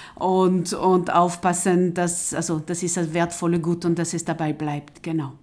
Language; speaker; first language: German; non-native, fluent; French